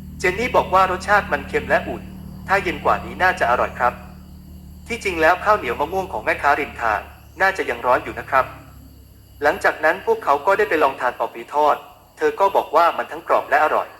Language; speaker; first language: Thai; native; Thai